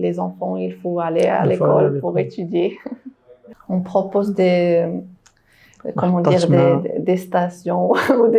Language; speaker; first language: French; non-native, local second language; Arabic